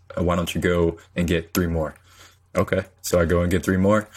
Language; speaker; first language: English; native; English